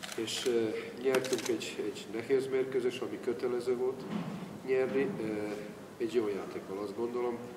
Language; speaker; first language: Hungarian; non-native, fluent; Serbian